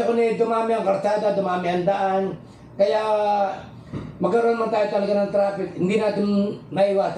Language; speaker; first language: Filipino; native; Filipino